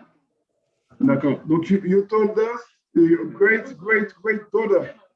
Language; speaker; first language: English; non-native, learner; French